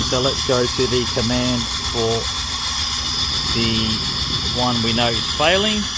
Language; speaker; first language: English; native; English